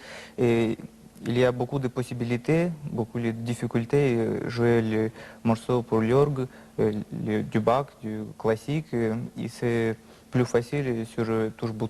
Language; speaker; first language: French; non-native, learner; Russian